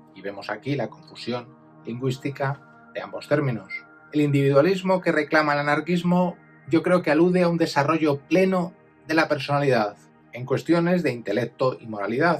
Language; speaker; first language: Spanish; native; Spanish